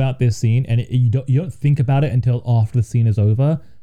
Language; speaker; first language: English; native; English